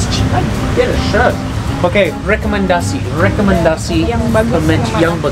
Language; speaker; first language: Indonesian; non-native, learner; English